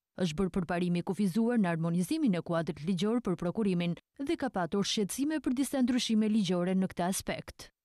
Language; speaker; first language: Albanian; native; Albanian